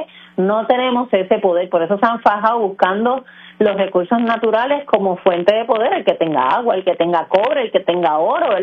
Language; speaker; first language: Spanish; native; Spanish